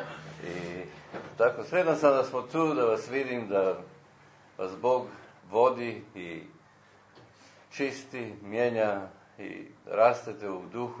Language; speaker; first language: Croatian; early bilingual, heritage; Croatian